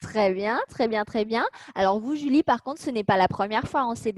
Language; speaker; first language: French; native; French